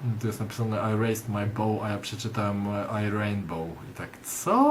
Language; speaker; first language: Polish; native; Polish